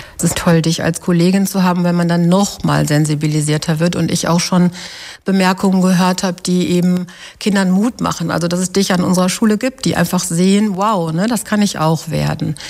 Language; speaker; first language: German; native; German